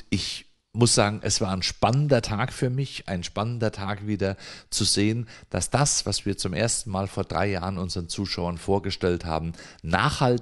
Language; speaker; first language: German; native; German